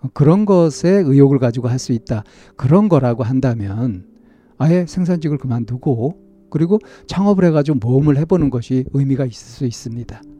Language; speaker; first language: Korean; native; Korean